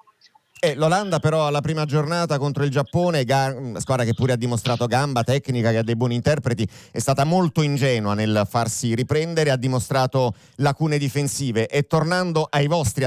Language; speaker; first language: Italian; native; Italian